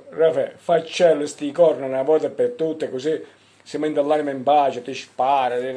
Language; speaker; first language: Italian; native; Italian